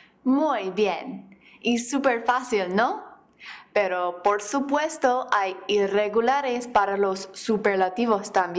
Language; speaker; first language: Spanish; non-native, fluent; English